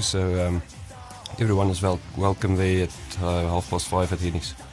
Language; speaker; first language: English; non-native, local second language; Afrikaans